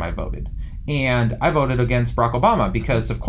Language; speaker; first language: English; native; English